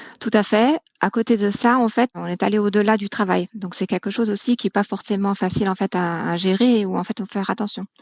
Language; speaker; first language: French; non-native, fluent; German